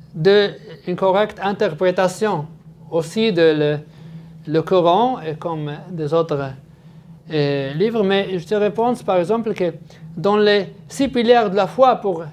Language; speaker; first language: French; non-native, fluent; Arabic